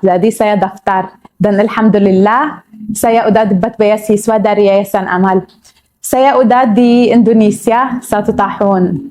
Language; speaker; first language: Indonesian; non-native, learner; Arabic